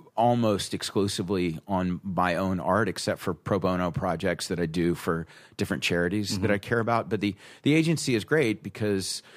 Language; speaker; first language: English; native; English